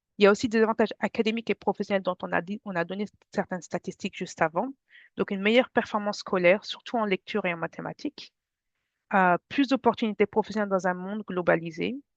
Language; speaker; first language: French; native; French